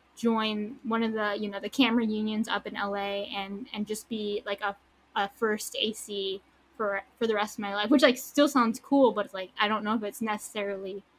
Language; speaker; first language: English; native; English